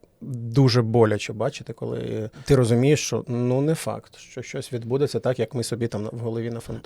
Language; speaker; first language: Ukrainian; native; Ukrainian